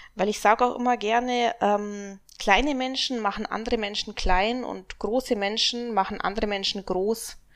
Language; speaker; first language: German; native; German